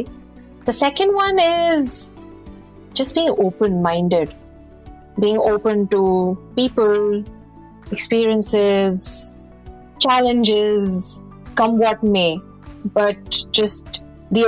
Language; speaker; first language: English; non-native, local second language; Punjabi